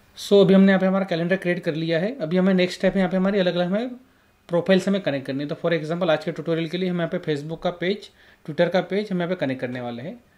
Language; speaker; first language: Hindi; native; Hindi